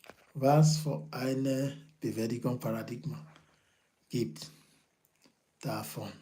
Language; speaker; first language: German; non-native, learner; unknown